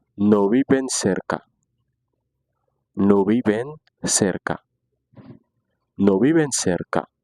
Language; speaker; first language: Spanish; non-native, fluent; Haitian Creole